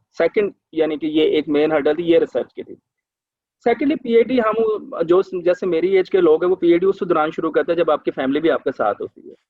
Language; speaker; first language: Urdu; non-native, local second language; Punjabi